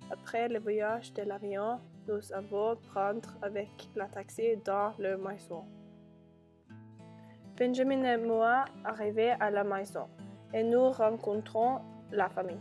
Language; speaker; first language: French; non-native, learner; Norwegian